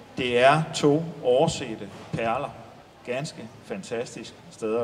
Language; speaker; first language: Danish; native; Danish